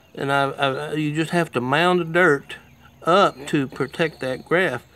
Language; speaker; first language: English; native; English